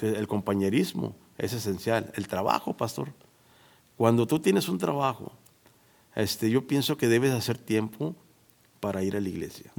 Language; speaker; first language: Spanish; native; Spanish